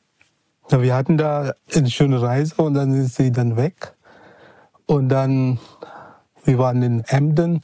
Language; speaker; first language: German; non-native, fluent; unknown